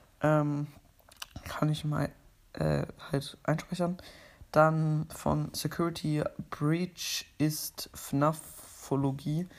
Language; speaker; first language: German; native; German